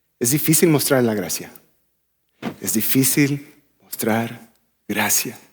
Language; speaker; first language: Spanish; early bilingual, heritage; Spanish